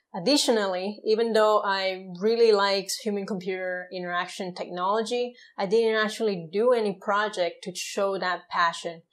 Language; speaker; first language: English; non-native, fluent; Spanish